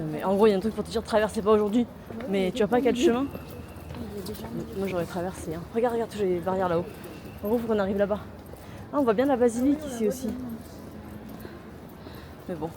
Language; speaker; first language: French; native; French